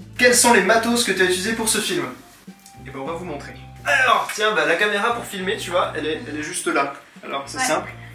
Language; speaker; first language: French; native; French